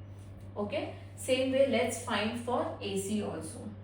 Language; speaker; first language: English; non-native, local second language; Hindi